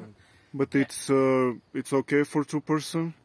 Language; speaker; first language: English; non-native, learner; Bulgarian